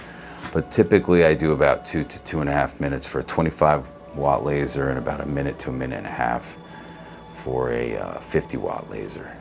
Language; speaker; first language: English; native; English